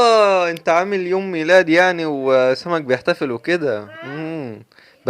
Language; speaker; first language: Arabic; native; Arabic